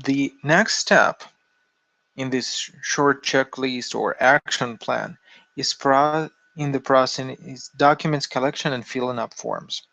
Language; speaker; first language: English; non-native, fluent; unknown